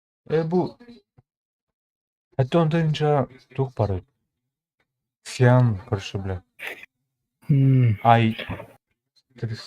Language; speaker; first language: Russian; non-native, local second language; Yakut